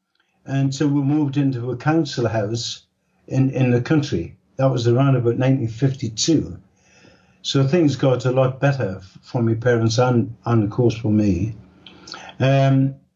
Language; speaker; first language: English; native; English